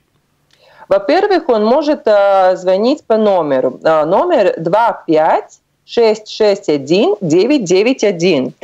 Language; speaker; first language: Russian; non-native, local second language; Latvian